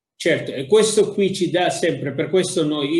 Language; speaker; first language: Italian; non-native, fluent; Arabic